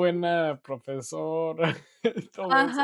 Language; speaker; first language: Spanish; non-native, learner; English